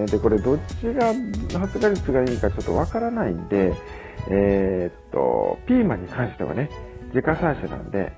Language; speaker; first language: Japanese; native; Japanese